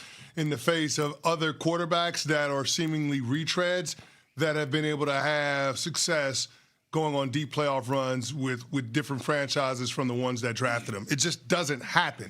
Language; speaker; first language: English; native; English